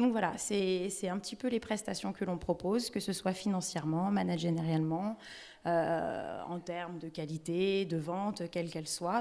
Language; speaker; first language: French; native; French